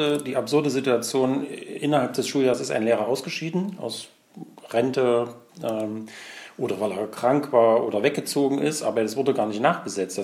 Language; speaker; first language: German; native; German